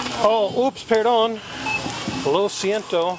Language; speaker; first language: Spanish; non-native, learner; English